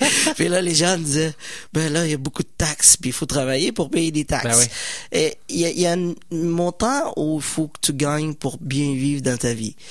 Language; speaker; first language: French; non-native, fluent; Somali